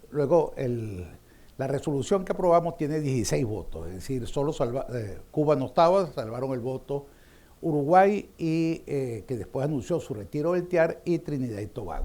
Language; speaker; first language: Spanish; native; Spanish